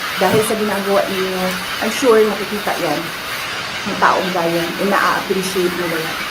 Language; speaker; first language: Filipino; non-native, local second language; Cebuano